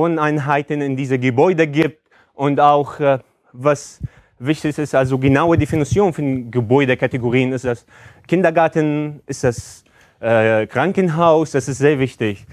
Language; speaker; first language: German; non-native, fluent; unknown